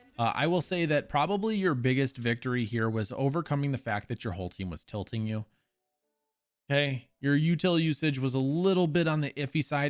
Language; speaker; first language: English; native; English